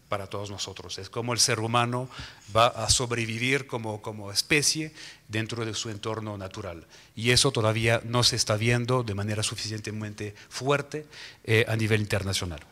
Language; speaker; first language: Spanish; non-native, fluent; French